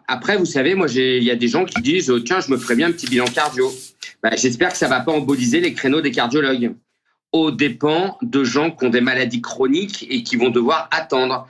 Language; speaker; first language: French; native; French